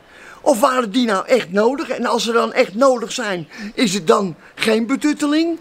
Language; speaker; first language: Dutch; native; Dutch